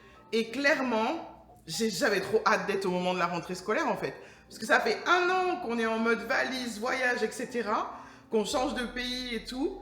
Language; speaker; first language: French; native; French